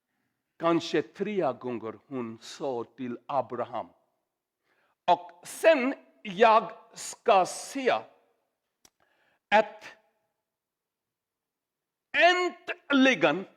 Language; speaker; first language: Swedish; non-native, learner; Urdu